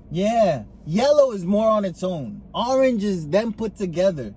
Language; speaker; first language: English; early bilingual, other home language; Spanish